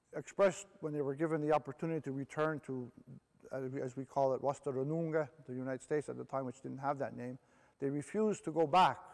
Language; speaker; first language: English; native; English